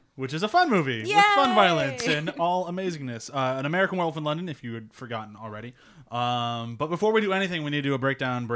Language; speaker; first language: English; native; English